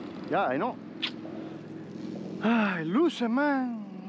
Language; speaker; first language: English; non-native, learner; Spanish